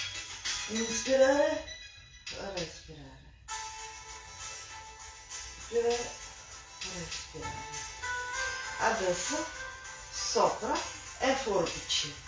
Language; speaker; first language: Italian; non-native, learner; Russian